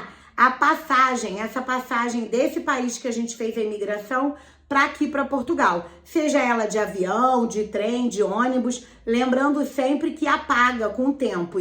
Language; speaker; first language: Portuguese; native; Portuguese